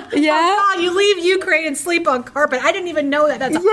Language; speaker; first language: English; native; English